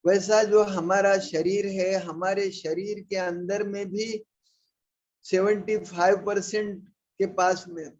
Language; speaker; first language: Hindi; non-native, local second language; Marathi